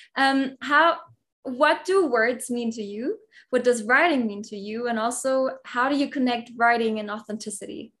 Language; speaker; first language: English; non-native, fluent; German